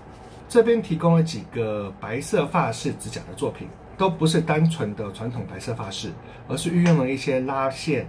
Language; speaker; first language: Chinese; native; Chinese